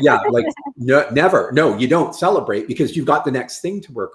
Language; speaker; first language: English; native; English